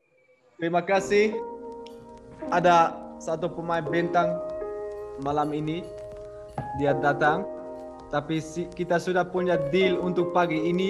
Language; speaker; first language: Indonesian; non-native, learner; Dutch